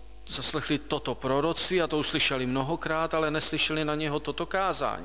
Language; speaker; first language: Czech; native; Czech